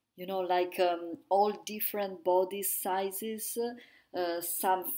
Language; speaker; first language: English; non-native, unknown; Italian